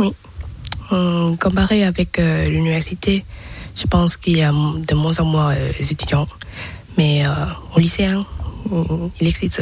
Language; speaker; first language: French; non-native, learner; Thai